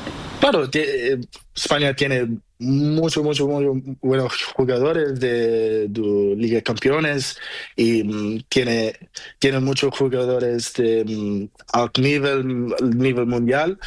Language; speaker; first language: Spanish; non-native, learner; Portuguese